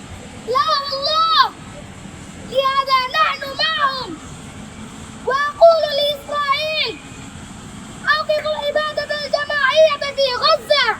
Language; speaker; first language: Arabic; non-native, learner; Bangla